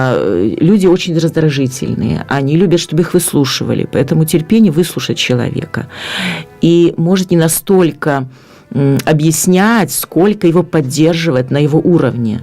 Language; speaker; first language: Russian; native; Russian